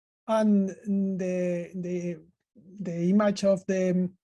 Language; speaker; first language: English; non-native, learner; Spanish